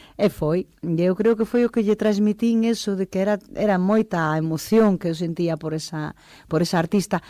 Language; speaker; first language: Galician; early bilingual, other home language; Portuguese